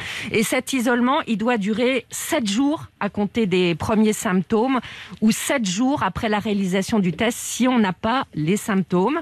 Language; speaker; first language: French; native; French